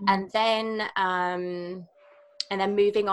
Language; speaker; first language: English; native; English